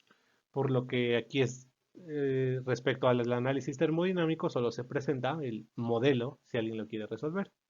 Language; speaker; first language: Spanish; native; Spanish